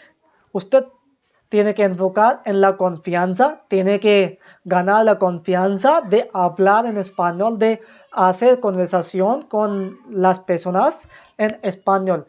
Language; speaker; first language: Spanish; non-native, fluent; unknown